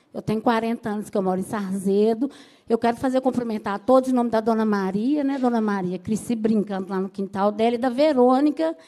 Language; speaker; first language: Portuguese; native; Portuguese